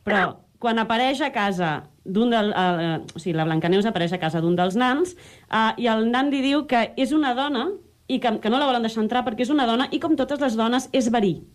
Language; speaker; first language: Catalan; native; Catalan